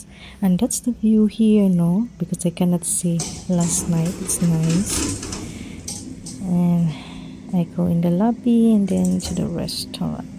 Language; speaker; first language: English; non-native, local second language; Filipino